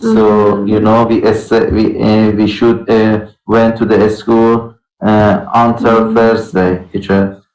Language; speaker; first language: English; non-native, learner; Persian